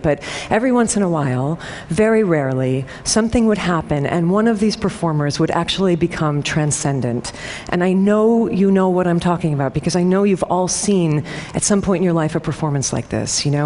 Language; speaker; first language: English; native; English